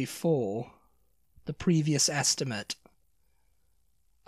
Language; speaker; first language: English; native; English